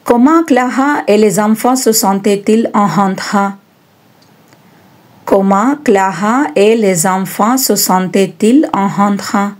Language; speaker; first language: French; non-native, fluent; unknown